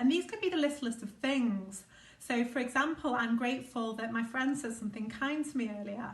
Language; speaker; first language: English; native; English